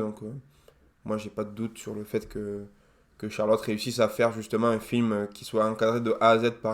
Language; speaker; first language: French; native; French